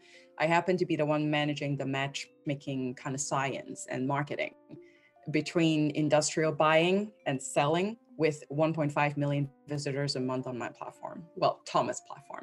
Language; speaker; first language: English; non-native, local second language; Cantonese